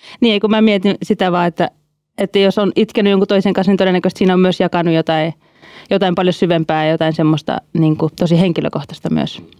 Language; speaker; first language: Finnish; native; Finnish